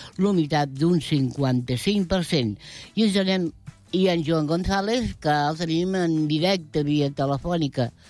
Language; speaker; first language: Catalan; native; Catalan